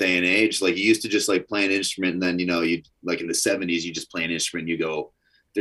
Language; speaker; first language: English; native; English